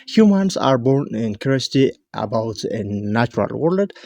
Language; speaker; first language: English; non-native, local second language; Amharic